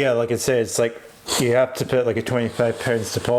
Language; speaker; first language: English; native; English